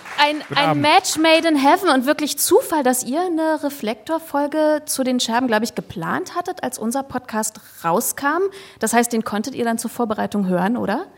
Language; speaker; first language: German; native; German